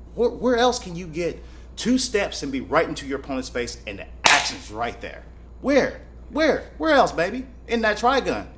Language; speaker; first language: English; native; English